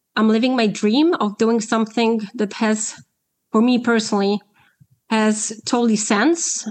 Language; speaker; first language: English; non-native, fluent; Polish